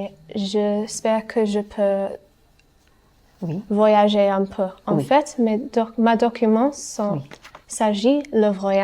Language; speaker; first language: French; non-native, learner; English